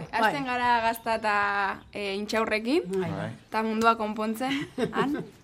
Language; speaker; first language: Basque; non-native, local second language; Spanish